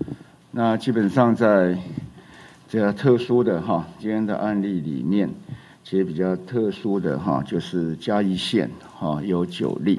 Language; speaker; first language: Chinese; native; Chinese